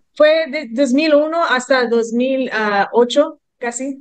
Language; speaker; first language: Spanish; early bilingual, heritage; English